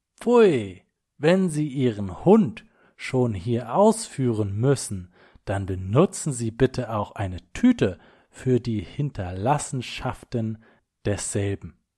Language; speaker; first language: German; native; German